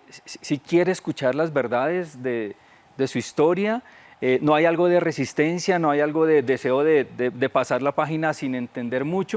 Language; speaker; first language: Spanish; native; Spanish